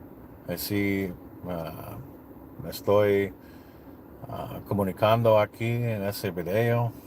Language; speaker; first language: Spanish; non-native, learner; English